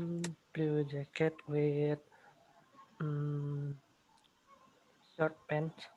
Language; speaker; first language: English; non-native, learner; Indonesian